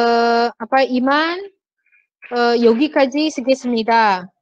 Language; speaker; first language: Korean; non-native, fluent; Indonesian